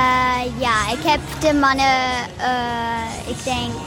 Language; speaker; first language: Dutch; early bilingual, heritage; Dutch